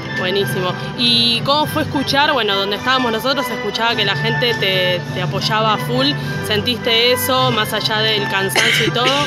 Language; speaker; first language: Spanish; native; Spanish